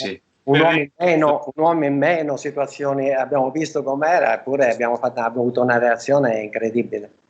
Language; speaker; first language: Italian; native; Italian